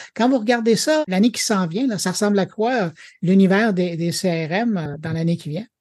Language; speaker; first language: French; native; French